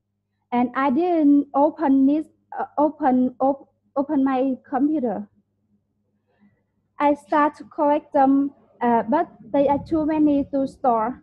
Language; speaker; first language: English; non-native, learner; Vietnamese